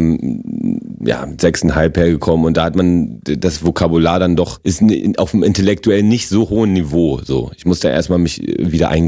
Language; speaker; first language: German; non-native, local second language; Polish